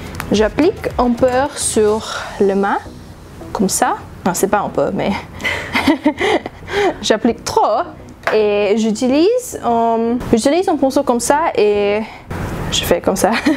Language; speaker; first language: French; non-native, learner; English